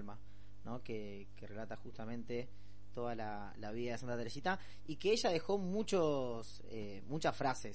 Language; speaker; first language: Spanish; native; Spanish